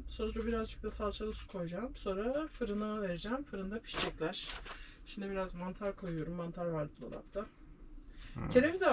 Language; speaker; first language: Turkish; native; Turkish